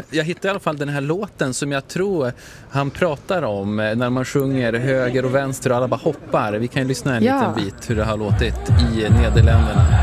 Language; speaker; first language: Swedish; native; Swedish